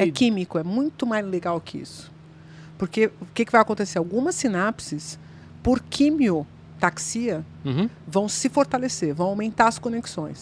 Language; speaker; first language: Portuguese; native; Portuguese